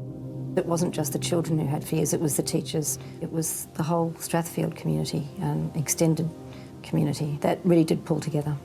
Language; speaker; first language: English; native; English